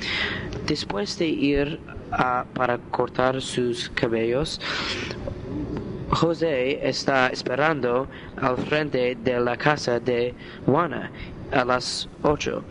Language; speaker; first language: Spanish; non-native, learner; English